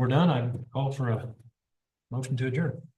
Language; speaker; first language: English; native; English